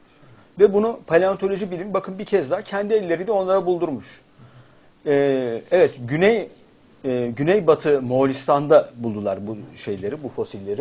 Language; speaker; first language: Turkish; native; Turkish